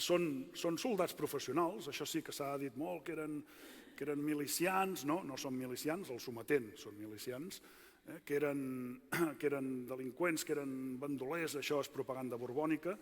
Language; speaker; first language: Catalan; native; Catalan